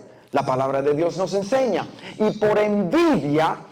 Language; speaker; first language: Spanish; native; Spanish